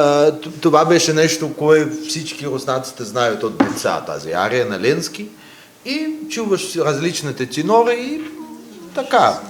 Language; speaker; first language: Bulgarian; non-native, fluent; Russian